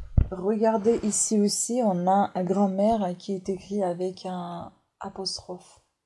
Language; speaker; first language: French; non-native, fluent; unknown